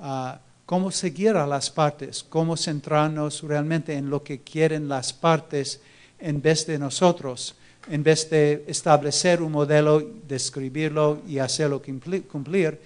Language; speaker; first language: Spanish; non-native, fluent; English